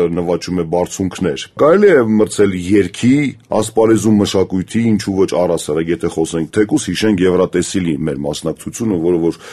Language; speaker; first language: Armenian; native; Armenian